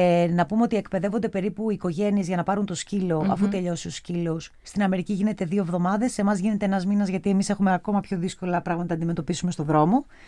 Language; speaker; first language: Greek; native; Greek